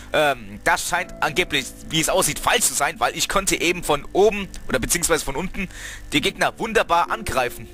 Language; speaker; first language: German; native; German